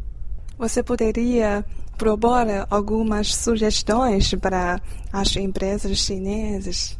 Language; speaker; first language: Portuguese; non-native, fluent; Chinese